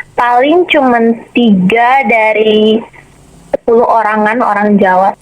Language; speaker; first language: Indonesian; native; Indonesian